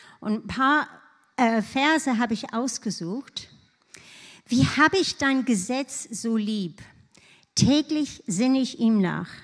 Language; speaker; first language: German; non-native, fluent; English